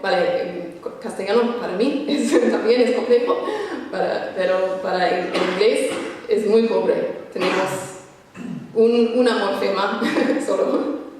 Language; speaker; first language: Spanish; non-native, fluent; English